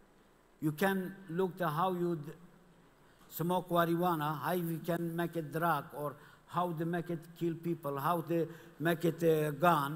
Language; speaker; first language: English; non-native, learner; Kurdish